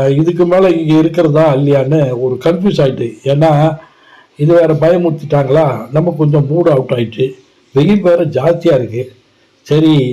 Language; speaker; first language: Tamil; native; Tamil